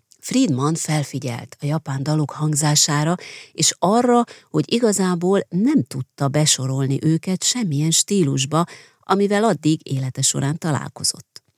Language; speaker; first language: Hungarian; native; Hungarian